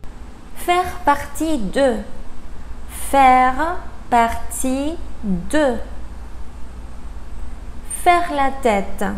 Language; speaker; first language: French; non-native, fluent; Spanish